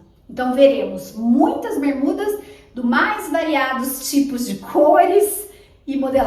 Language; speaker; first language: Portuguese; native; Portuguese